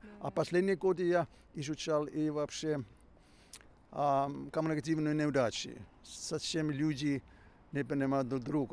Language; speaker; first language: Russian; non-native, fluent; Finnish